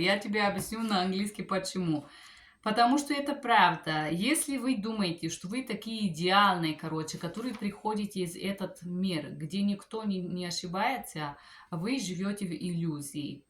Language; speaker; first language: Russian; non-native, fluent; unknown